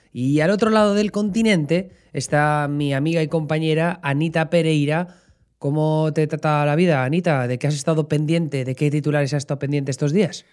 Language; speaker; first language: Spanish; native; Spanish